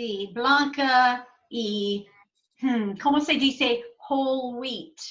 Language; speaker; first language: Spanish; non-native, learner; English